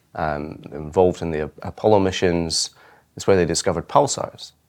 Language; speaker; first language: English; native; English